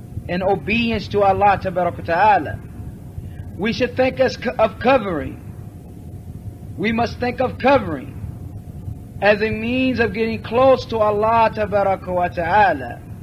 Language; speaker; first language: English; native; English